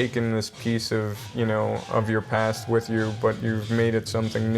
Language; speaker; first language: English; native; English